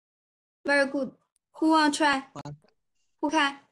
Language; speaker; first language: English; non-native, learner; Chinese